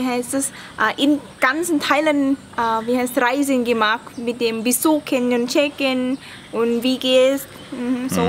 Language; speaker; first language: German; non-native, learner; Thai